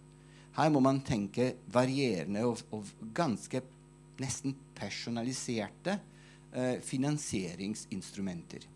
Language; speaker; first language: Norwegian; non-native, fluent; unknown